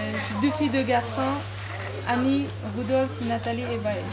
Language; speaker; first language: French; non-native, learner; Armenian